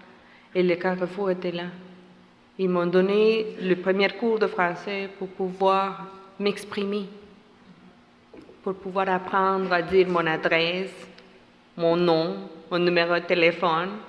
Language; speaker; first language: French; non-native, fluent; Spanish